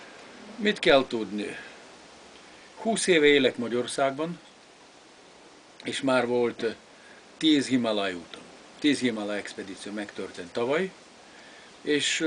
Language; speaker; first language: Hungarian; non-native, fluent; Lithuanian